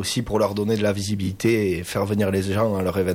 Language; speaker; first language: French; native; French